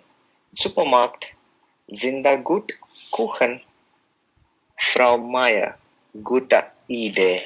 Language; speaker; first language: German; non-native, learner; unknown